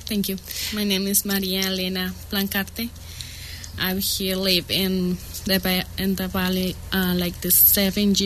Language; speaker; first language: English; non-native, learner; Spanish